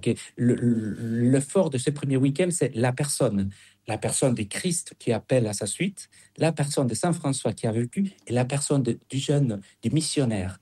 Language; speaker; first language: French; non-native, fluent; Spanish